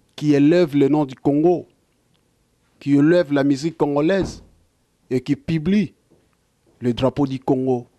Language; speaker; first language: French; non-native, local second language; Lingala